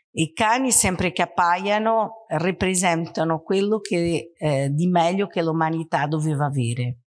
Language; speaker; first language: Italian; non-native, fluent; Portuguese